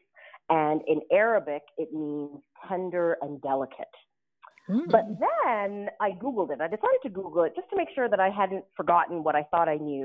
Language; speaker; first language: English; native; English